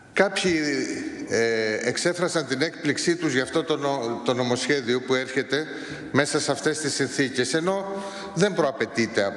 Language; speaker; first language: Greek; native; Greek